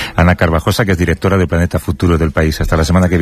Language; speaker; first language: Spanish; native; Spanish